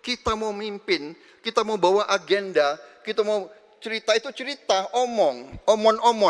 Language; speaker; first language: Indonesian; native; Indonesian